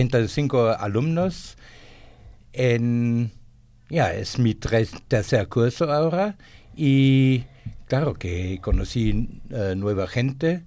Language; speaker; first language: Spanish; non-native, fluent; German